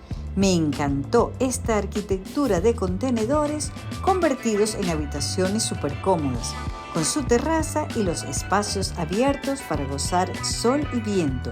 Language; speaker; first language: Spanish; native; Spanish